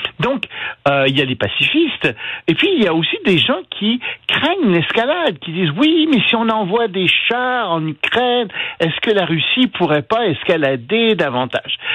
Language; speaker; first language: French; native; French